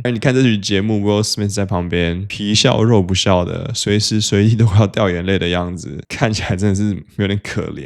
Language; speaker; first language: Chinese; native; Chinese